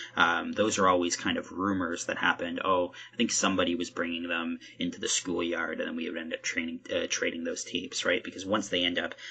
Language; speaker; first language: English; native; English